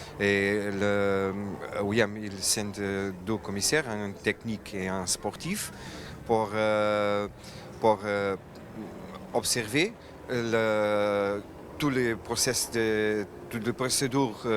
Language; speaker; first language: French; non-native, fluent; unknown